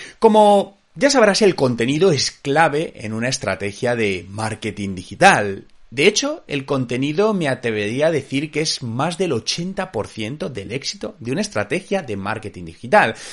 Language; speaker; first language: Spanish; native; Spanish